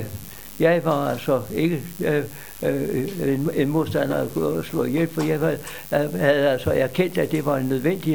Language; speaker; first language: Danish; native; Danish